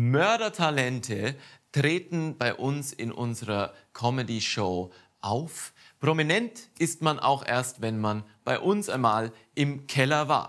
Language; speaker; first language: German; native; German